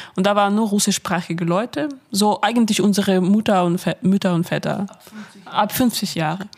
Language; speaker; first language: German; non-native, fluent; Russian